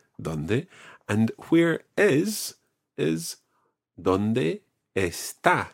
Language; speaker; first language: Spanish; non-native, fluent; English